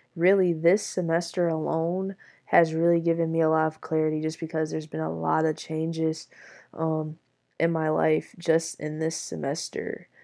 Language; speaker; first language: English; native; English